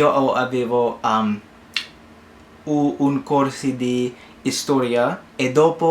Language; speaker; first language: Italian; non-native, learner; English